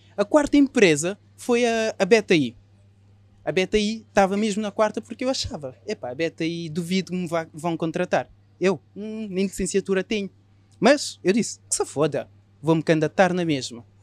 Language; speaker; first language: Portuguese; non-native, local second language; Kabuverdianu